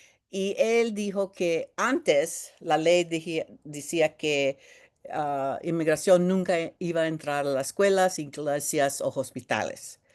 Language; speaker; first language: Spanish; early bilingual, heritage; Spanish